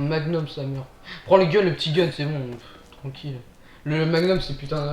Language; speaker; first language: French; native; French